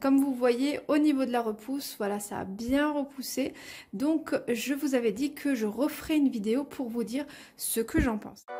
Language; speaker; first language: French; native; French